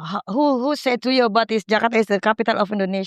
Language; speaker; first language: English; non-native, learner; Indonesian